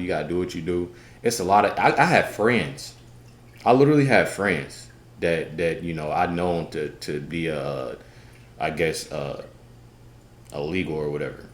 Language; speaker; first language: English; native; English